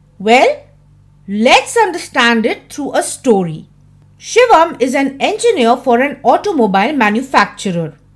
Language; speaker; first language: English; non-native, local second language; Hindi